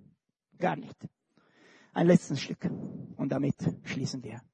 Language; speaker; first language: German; non-native, fluent; Romanian